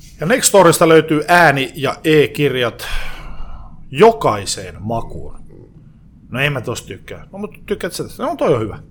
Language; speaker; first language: Finnish; native; Finnish